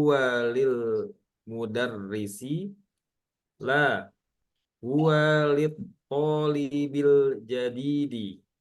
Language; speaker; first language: Arabic; non-native, learner; Indonesian